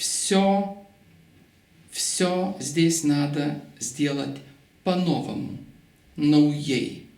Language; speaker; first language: Russian; non-native, local second language; Lithuanian